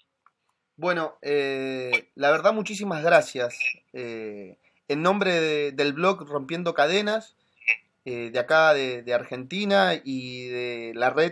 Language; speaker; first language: Spanish; native; Spanish